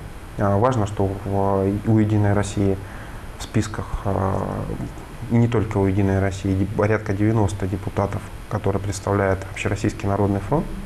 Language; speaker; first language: Russian; native; Russian